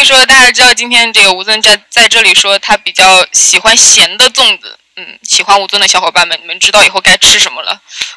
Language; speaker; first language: Chinese; native; Chinese